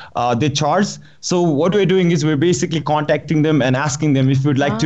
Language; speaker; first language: English; non-native, local second language; Nepali